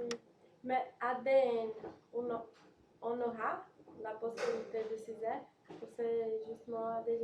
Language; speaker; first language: French; non-native, learner; Portuguese